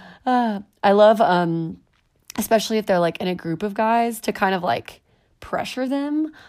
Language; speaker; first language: English; native; English